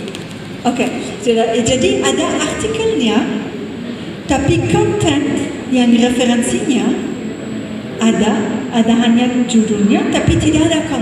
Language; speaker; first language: Indonesian; non-native, fluent; English